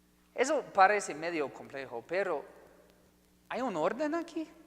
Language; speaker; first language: Spanish; non-native, fluent; English